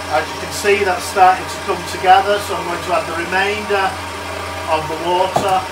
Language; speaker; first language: English; native; English